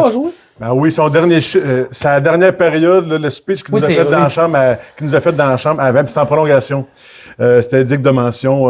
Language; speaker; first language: French; native; French